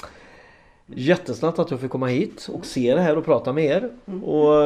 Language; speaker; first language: Swedish; native; Swedish